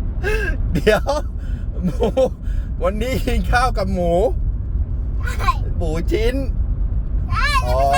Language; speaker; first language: Thai; native; Thai